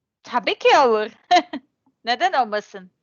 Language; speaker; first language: Turkish; non-native, learner; Serbian